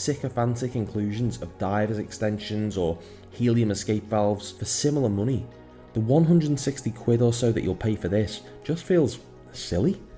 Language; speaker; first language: English; native; English